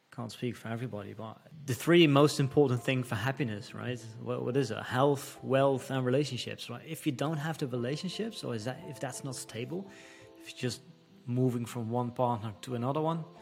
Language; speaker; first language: English; non-native, fluent; Dutch